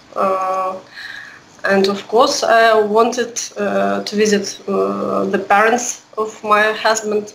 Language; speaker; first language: English; non-native, learner; Russian